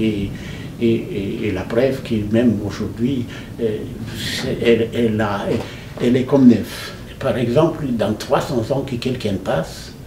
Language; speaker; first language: French; non-native, fluent; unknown